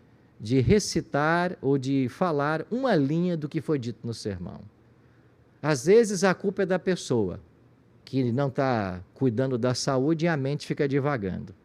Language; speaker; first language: Portuguese; native; Portuguese